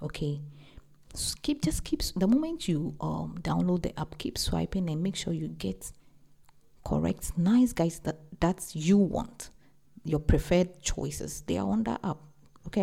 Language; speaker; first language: English; non-native, local second language; Akan